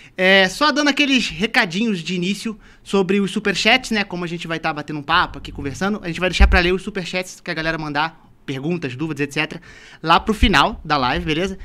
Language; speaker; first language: Portuguese; native; Portuguese